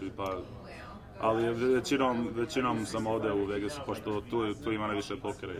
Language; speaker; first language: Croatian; early bilingual, heritage; Serbian